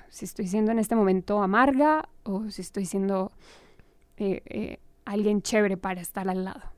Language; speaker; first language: Spanish; native; Spanish